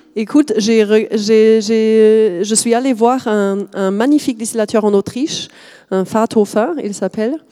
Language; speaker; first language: French; non-native, fluent; German